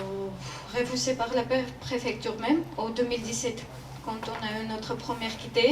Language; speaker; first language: French; non-native, learner; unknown